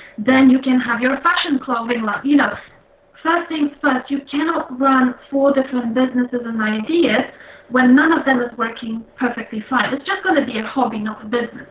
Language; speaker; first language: English; non-native, fluent; Polish